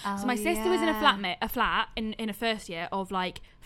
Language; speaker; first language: English; native; English